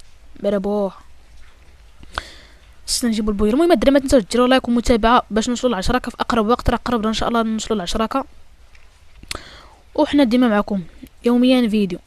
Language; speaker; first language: Arabic; native; Arabic